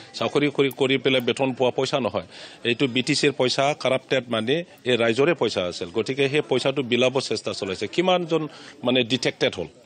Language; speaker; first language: Assamese; non-native, local second language; Bodo